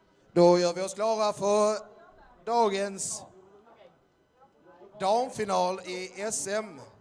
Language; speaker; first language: Swedish; native; Swedish